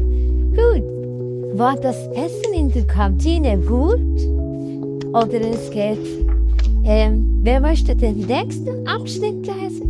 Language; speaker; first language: German; non-native, learner; Filipino